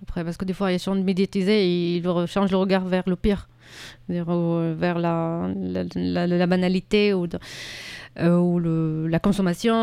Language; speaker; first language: French; non-native, fluent; Arabic